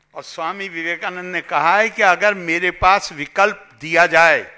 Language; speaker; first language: Hindi; native; Hindi